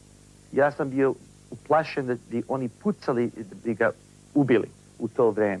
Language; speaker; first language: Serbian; early bilingual, heritage; English